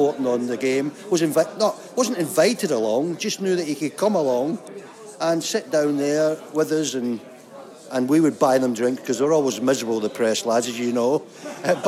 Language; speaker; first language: English; native; English